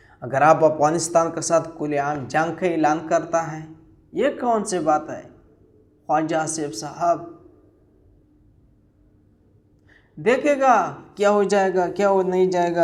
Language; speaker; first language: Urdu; non-native, local second language; Pashto